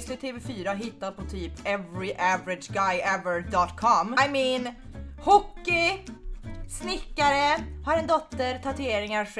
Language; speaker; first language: Swedish; native; Swedish